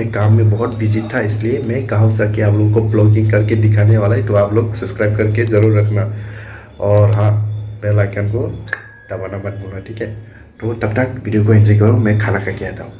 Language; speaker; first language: Hindi; non-native, local second language; Kok Borok